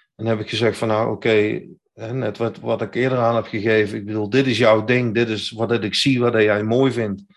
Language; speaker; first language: Dutch; native; Dutch